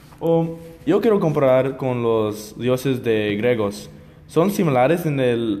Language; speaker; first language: Spanish; non-native, learner; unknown